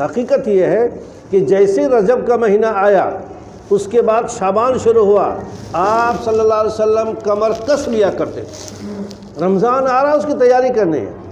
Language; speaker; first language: Urdu; native; Urdu